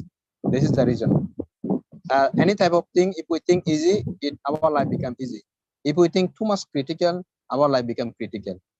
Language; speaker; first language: English; non-native, fluent; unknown